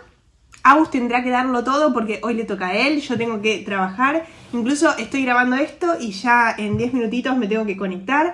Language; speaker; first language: Spanish; native; Spanish